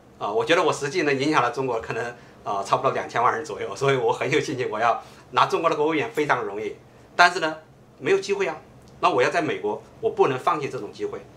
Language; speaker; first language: Chinese; native; Chinese